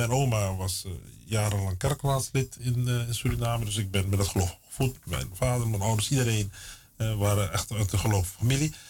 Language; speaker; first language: Dutch; native; Dutch